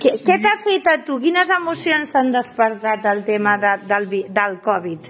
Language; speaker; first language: Spanish; native; Spanish